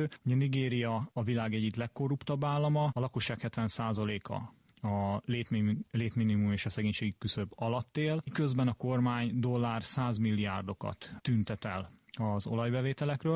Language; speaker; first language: Hungarian; native; Hungarian